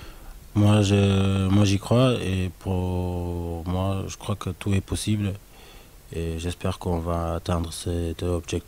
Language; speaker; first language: French; non-native, local second language; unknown